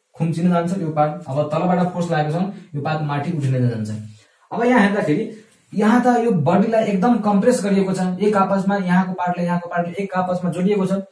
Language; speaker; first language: Nepali; non-native, local second language; Maithili